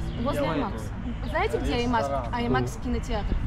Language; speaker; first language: Russian; native; Russian